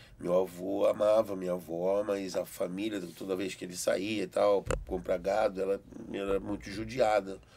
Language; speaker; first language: Portuguese; early bilingual, heritage; Portuguese